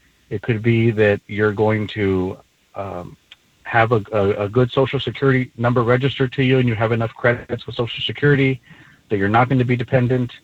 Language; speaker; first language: English; early bilingual, other home language; Spanish